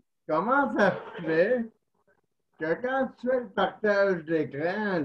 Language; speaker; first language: French; native; French